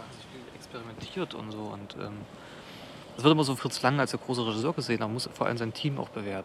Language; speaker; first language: German; native; German